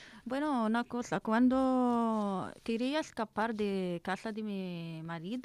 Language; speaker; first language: Spanish; non-native, learner; Arabic